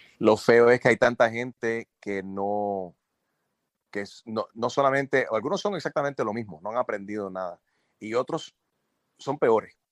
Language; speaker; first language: Spanish; early bilingual, heritage; Spanish